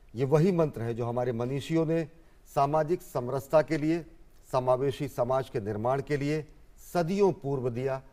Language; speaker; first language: Hindi; native; Hindi